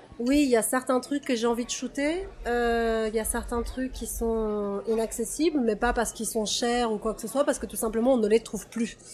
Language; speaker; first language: French; non-native, fluent; Russian